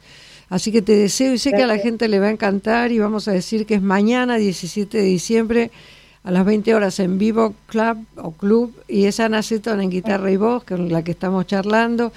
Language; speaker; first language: Spanish; native; Spanish